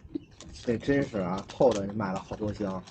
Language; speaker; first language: Chinese; native; Chinese